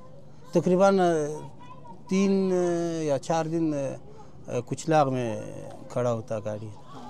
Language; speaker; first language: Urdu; non-native, learner; Pashto